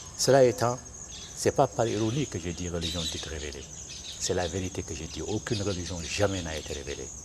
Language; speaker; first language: French; non-native, local second language; Bambara